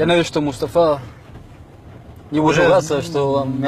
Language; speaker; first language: Russian; non-native, learner; Spanish